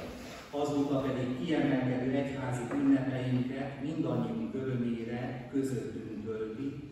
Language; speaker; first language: Hungarian; native; Hungarian